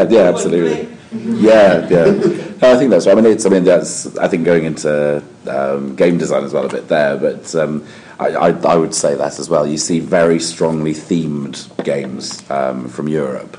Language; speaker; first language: English; native; English